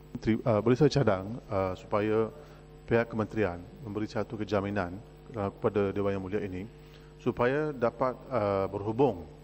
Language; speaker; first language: Malay; non-native, local second language; Tamil